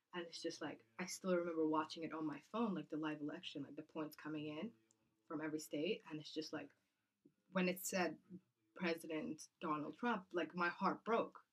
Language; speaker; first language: English; non-native, fluent; Kazakh